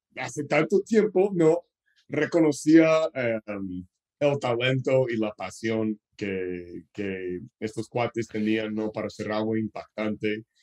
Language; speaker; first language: Spanish; non-native, fluent; English